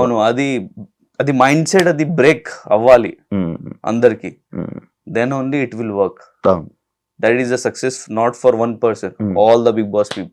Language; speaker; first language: Telugu; non-native, learner; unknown